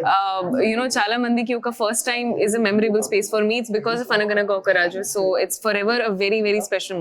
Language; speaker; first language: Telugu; non-native, fluent; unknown